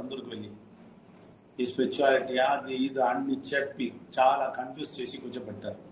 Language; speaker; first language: Telugu; non-native, fluent; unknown